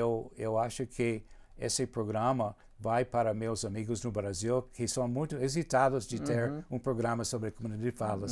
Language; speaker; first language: Portuguese; non-native, fluent; English